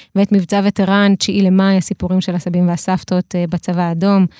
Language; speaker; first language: Hebrew; early bilingual, other home language; Russian